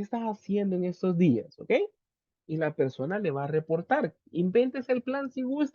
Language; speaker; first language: Spanish; native; Spanish